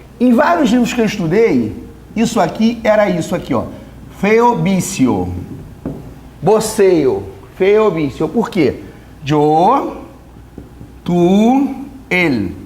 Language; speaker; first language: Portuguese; native; Portuguese